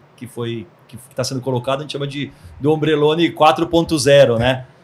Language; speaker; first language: Portuguese; early bilingual, other home language; Hebrew